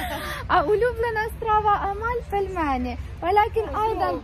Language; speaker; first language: Arabic; non-native, fluent; Ukrainian